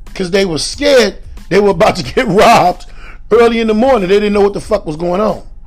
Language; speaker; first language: English; native; English